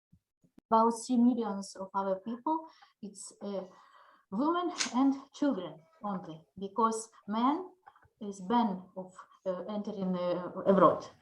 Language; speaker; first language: English; non-native, learner; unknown